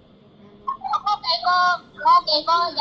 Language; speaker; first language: Cantonese; non-native, learner; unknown